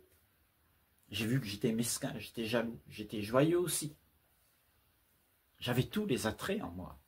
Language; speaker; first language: French; native; French